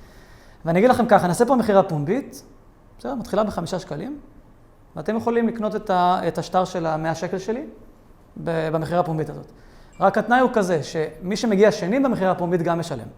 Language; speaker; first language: Hebrew; native; Hebrew